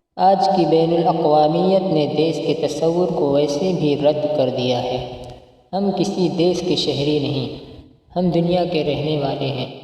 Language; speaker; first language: Urdu; non-native, local second language; Punjabi